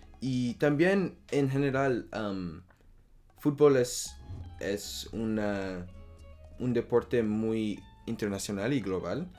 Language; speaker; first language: Spanish; non-native, learner; French